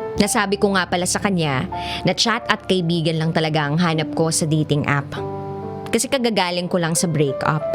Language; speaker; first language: Filipino; native; Filipino